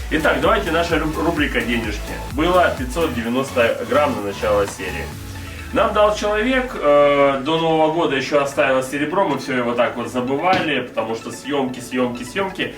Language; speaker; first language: Russian; native; Russian